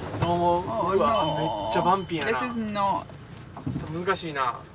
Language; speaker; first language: Japanese; native; Japanese